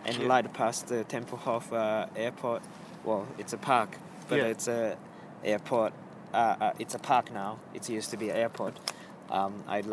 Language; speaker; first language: English; non-native, fluent; Japanese